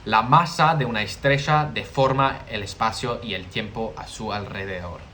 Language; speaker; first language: Spanish; non-native, learner; English